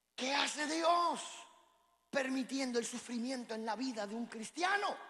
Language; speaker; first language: Spanish; native; Spanish